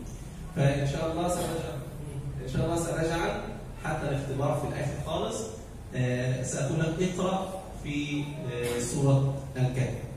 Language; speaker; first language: Indonesian; non-native, learner; Arabic